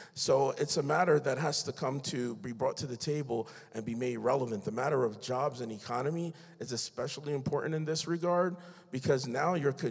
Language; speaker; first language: English; native; English